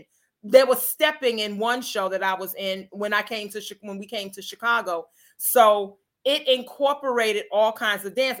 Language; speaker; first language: English; native; English